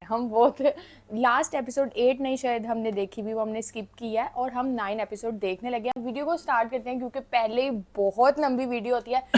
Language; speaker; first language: Hindi; non-native, local second language; Punjabi